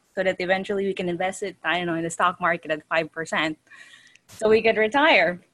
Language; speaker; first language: English; non-native, local second language; Filipino